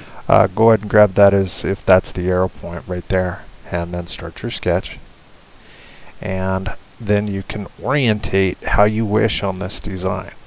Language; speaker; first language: English; native; English